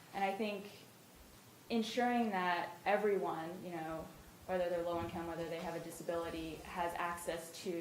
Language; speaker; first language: English; native; English